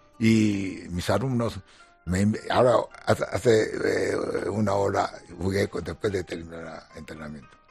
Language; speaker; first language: Spanish; non-native, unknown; Japanese